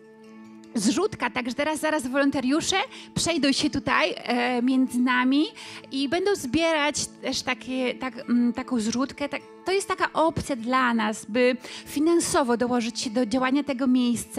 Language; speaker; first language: Polish; native; Polish